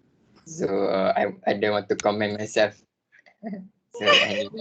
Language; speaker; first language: English; non-native, local second language; Malay